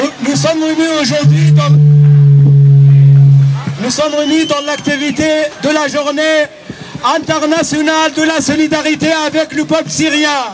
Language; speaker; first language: French; non-native, learner; Arabic